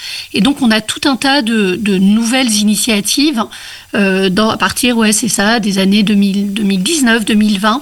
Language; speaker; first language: French; native; French